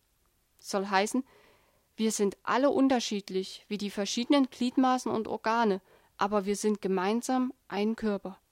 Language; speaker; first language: German; native; German